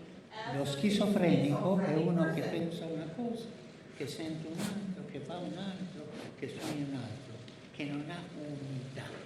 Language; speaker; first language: Italian; early bilingual, heritage; Spanish